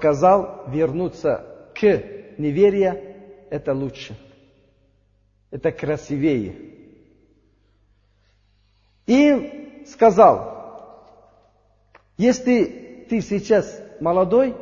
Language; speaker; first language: Russian; non-native, learner; Uzbek